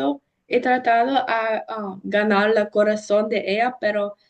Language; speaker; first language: Spanish; non-native, learner; English